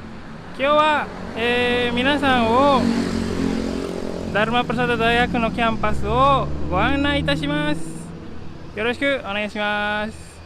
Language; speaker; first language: Japanese; non-native, fluent; Indonesian